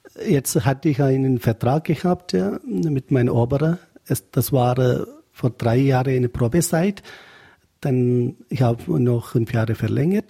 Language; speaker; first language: German; non-native, learner; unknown